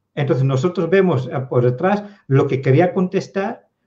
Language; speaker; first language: Spanish; non-native, fluent; Dutch